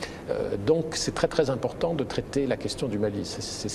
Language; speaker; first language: French; native; French